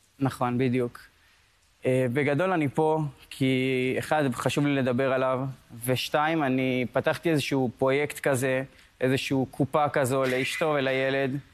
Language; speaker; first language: Hebrew; early bilingual, other home language; Spanish